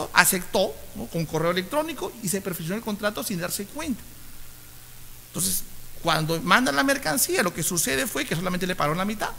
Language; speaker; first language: Spanish; native; Spanish